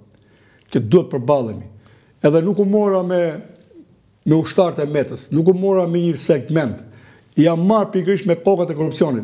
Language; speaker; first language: Albanian; native; Albanian